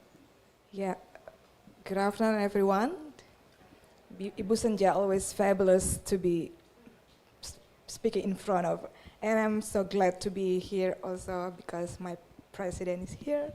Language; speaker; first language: English; non-native, fluent; Indonesian